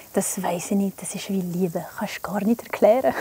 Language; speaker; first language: German; non-native, local second language; French